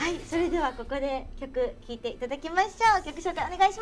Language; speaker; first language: Japanese; native; Japanese